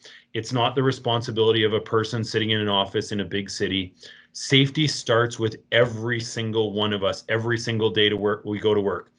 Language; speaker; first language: English; native; English